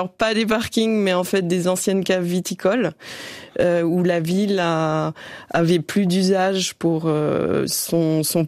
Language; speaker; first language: French; native; French